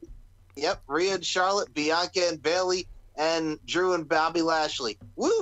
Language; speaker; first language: English; native; English